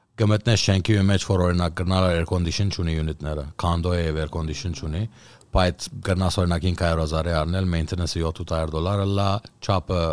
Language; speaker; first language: Armenian; early bilingual, heritage; Armenian